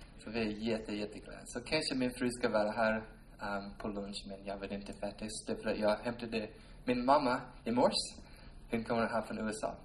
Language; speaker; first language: Swedish; non-native, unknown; English